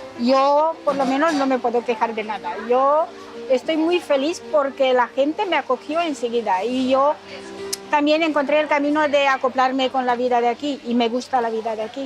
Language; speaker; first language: Spanish; non-native, fluent; Romanian